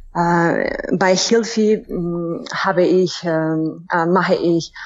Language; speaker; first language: German; non-native, fluent; Russian